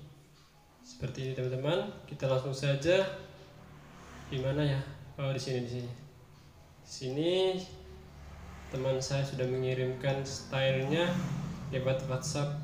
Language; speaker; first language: Indonesian; native; Indonesian